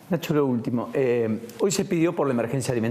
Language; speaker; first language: Spanish; native; Spanish